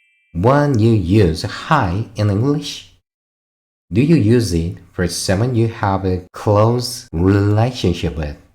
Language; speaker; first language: English; non-native, fluent; Korean